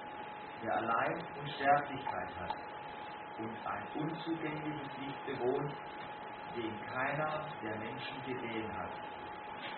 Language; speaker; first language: German; native; German